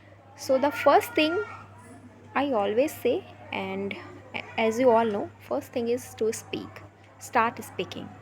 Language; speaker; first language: English; non-native, local second language; Hindi